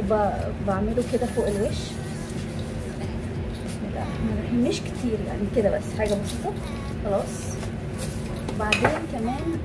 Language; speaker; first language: Arabic; native; Arabic